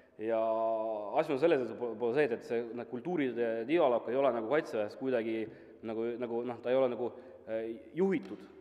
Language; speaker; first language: Estonian; non-native, local second language; Russian